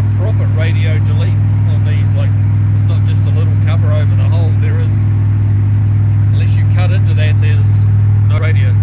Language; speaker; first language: English; native; English